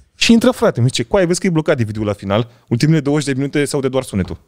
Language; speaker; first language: Romanian; native; Romanian